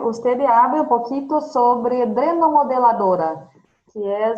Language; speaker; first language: Spanish; non-native, fluent; Portuguese